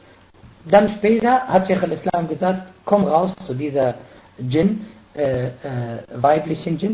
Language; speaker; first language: German; non-native, fluent; Arabic